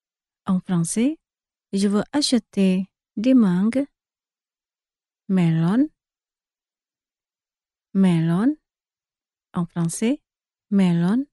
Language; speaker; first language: French; non-native, fluent; Indonesian